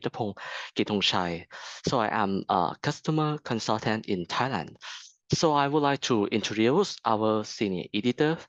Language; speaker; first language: English; non-native, fluent; Thai